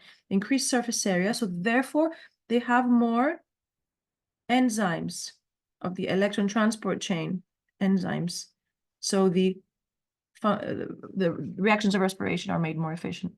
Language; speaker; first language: English; native; English